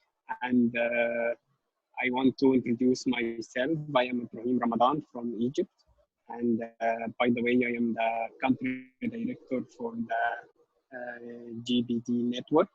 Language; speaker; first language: English; non-native, learner; Arabic